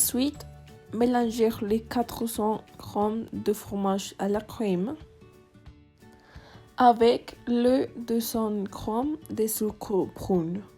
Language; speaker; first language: French; non-native, learner; Spanish